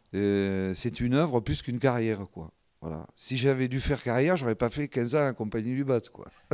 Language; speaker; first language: French; non-native, local second language; Occitan